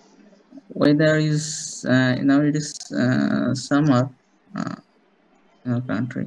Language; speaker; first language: English; non-native, learner; Bangla